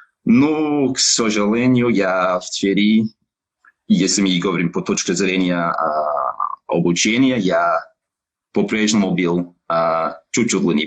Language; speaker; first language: Russian; non-native, learner; English